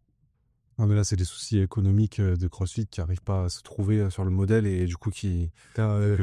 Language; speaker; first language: French; native; French